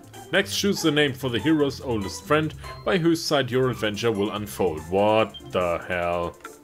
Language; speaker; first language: English; non-native, fluent; German